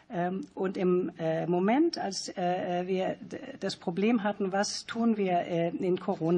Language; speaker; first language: German; native; German